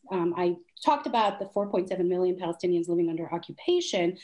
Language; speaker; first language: English; non-native, fluent; Hebrew